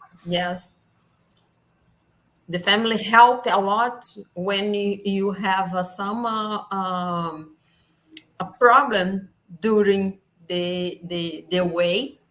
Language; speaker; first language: English; non-native, learner; Portuguese